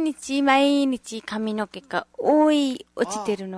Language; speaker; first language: Japanese; non-native, learner; Nepali